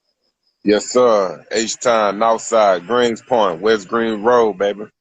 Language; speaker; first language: English; native; English